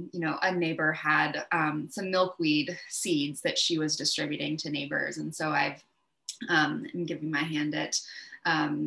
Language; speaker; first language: English; native; English